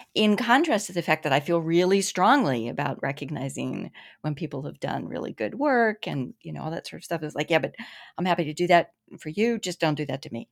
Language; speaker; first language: English; native; English